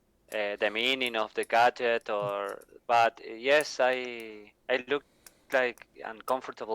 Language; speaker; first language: English; non-native, learner; Spanish